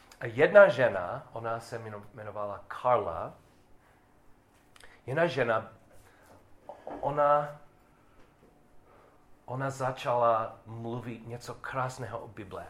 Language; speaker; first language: Czech; non-native, learner; English